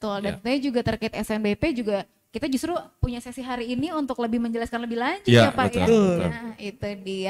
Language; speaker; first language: Indonesian; native; Indonesian